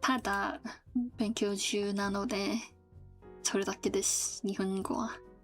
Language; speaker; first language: Japanese; non-native, learner; Korean